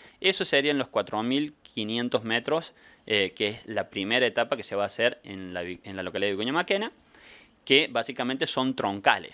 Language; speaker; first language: Spanish; native; Spanish